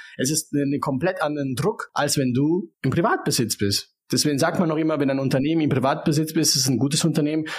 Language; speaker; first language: German; early bilingual, other home language; Spanish